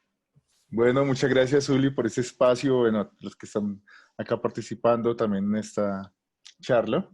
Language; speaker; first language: Spanish; native; Spanish